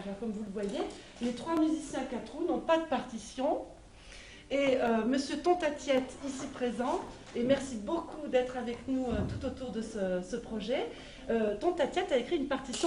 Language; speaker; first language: French; native; French